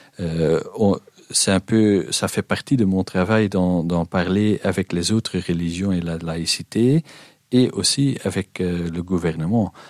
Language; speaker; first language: French; non-native, local second language; Dutch